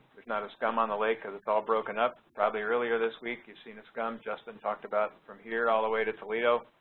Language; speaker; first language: English; native; English